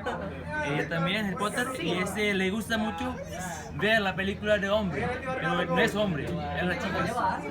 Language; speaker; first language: Spanish; non-native, learner; Indonesian